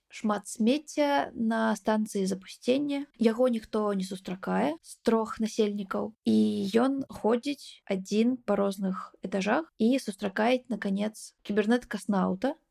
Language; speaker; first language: Belarusian; non-native, local second language; Russian